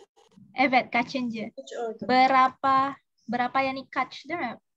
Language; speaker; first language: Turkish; non-native, learner; Indonesian